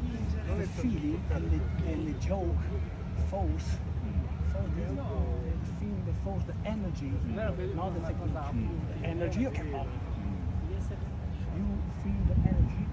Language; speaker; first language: English; non-native, learner; Italian